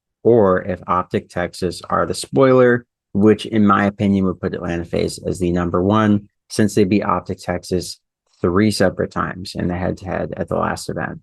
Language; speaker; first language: English; native; English